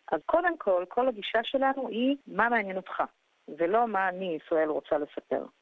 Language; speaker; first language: Hebrew; early bilingual, other home language; English